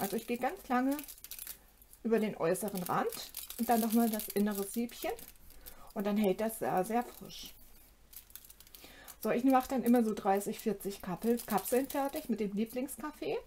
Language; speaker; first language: German; native; German